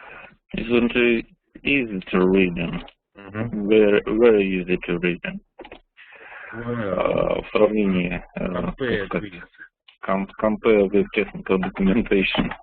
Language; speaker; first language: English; non-native, learner; Russian